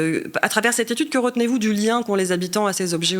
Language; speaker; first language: French; native; French